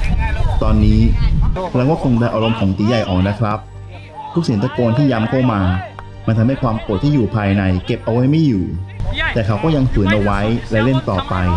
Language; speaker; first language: Thai; native; Thai